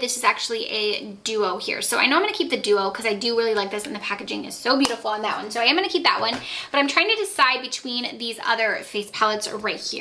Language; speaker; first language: English; native; English